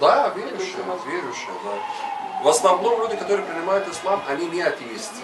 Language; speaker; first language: Russian; non-native, fluent; Arabic